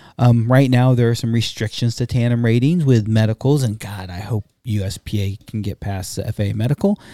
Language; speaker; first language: English; native; English